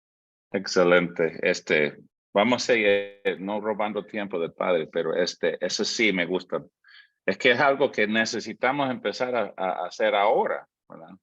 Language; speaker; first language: Spanish; non-native, fluent; English